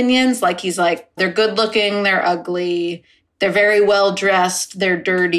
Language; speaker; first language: English; native; English